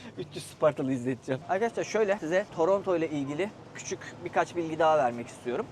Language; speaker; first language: Turkish; native; Turkish